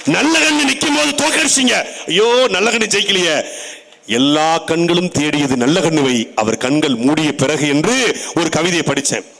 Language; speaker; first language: Tamil; native; Tamil